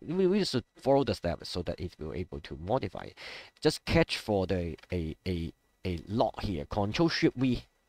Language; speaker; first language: English; non-native, local second language; Cantonese